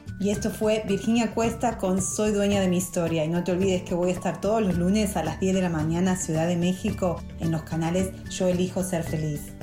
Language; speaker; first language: Spanish; native; Spanish